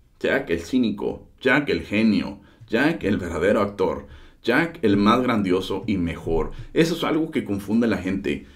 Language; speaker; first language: Spanish; early bilingual, heritage; Spanish